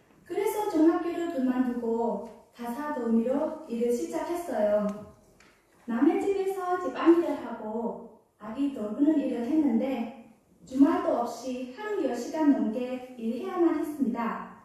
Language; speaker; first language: Korean; non-native, fluent; Khmer